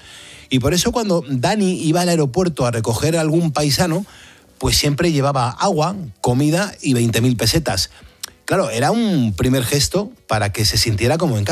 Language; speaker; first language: Spanish; native; Spanish